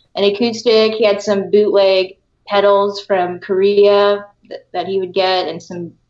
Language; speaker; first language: English; early bilingual, other home language; Filipino